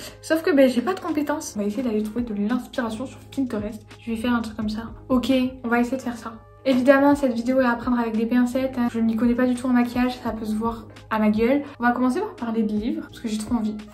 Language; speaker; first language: French; native; French